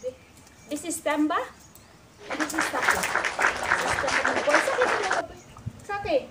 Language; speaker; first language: English; non-native, local second language; Filipino